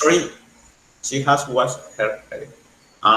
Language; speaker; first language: English; non-native, learner; Spanish